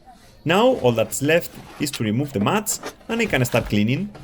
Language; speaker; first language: English; non-native, fluent; Spanish